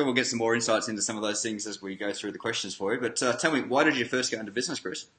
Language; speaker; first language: English; native; English